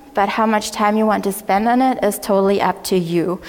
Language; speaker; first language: English; non-native, fluent; German